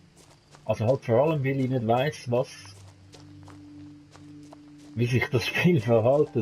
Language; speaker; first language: German; native; German